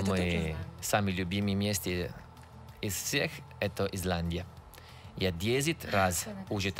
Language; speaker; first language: Russian; non-native, learner; Italian